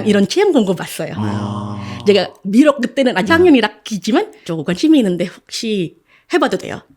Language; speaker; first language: Korean; non-native, fluent; Indonesian